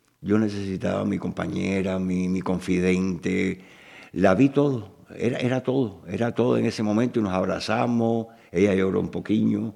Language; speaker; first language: Spanish; native; Spanish